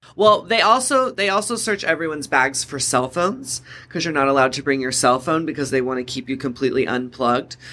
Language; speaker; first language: English; native; English